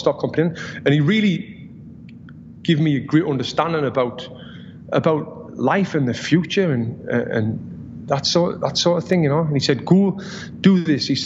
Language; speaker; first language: English; native; English